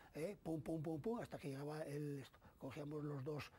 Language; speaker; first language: Spanish; native; Spanish